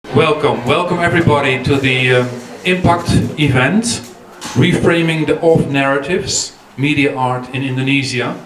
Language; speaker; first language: English; non-native, fluent; Dutch